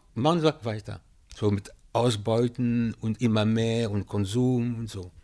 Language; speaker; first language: German; non-native, fluent; French